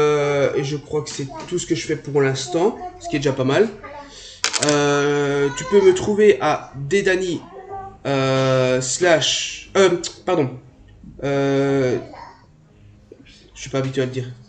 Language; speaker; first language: French; native; French